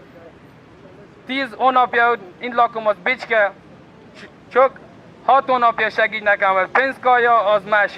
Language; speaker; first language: Hungarian; non-native, learner; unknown